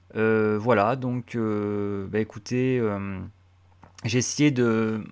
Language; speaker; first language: French; native; French